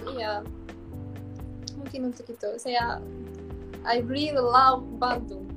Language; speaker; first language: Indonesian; non-native, fluent; Turkish